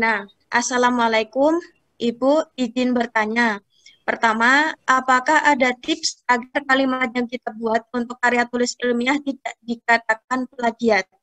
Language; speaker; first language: Indonesian; native; Indonesian